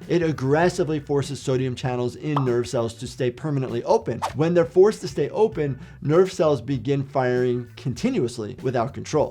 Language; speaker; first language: English; native; English